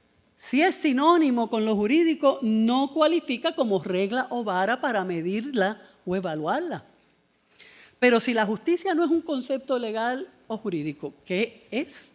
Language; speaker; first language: Spanish; native; Spanish